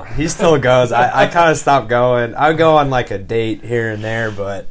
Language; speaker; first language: English; native; English